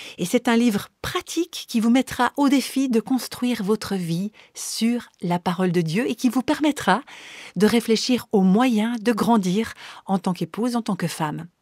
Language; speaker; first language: French; native; French